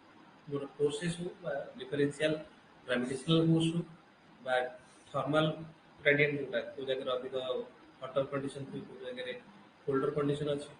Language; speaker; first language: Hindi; non-native, local second language; Odia